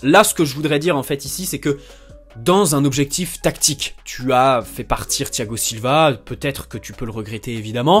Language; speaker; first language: French; native; French